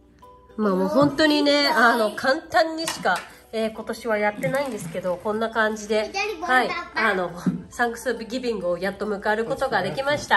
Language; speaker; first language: Japanese; native; Japanese